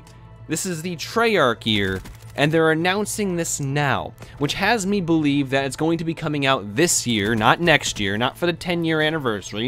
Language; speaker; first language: English; native; English